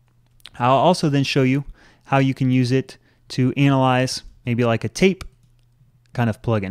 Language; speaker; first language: English; native; English